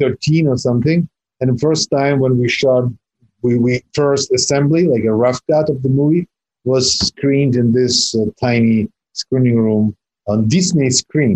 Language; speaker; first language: English; non-native, fluent; Russian